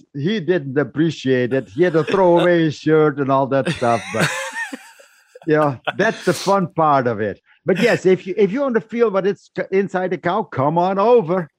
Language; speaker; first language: English; non-native, fluent; Dutch